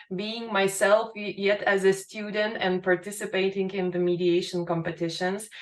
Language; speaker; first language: English; non-native, fluent; Lithuanian